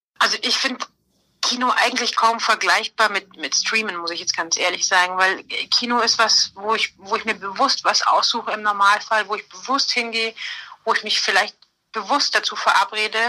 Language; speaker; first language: German; native; German